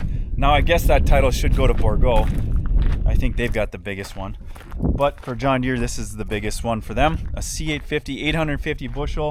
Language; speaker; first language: English; native; English